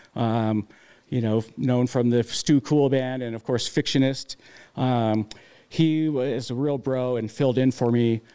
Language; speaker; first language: English; native; English